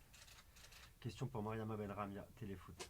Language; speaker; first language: French; native; French